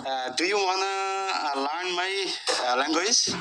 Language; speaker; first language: English; non-native, learner; Bangla